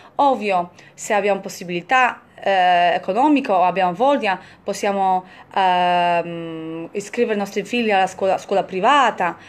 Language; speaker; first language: Italian; non-native, fluent; Polish